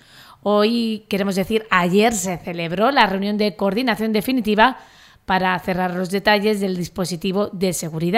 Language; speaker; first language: Spanish; native; Spanish